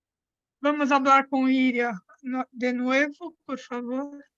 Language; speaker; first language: Spanish; non-native, fluent; Portuguese